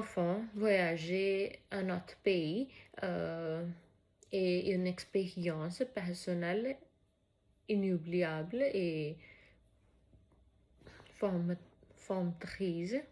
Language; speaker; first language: French; non-native, learner; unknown